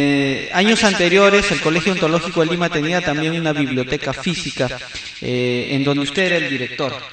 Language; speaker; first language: Spanish; native; Spanish